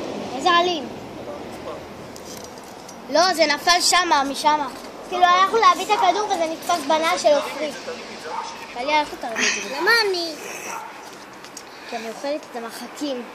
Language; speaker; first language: Hebrew; native; Hebrew